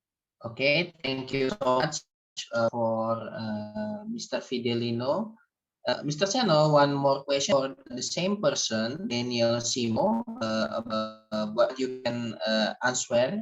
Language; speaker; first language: English; non-native, learner; Indonesian